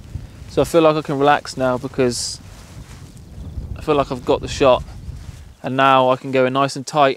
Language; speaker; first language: English; native; English